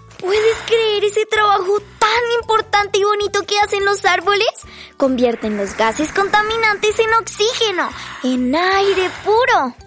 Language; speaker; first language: Spanish; native; Spanish